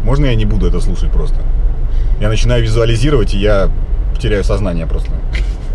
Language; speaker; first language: Russian; native; Russian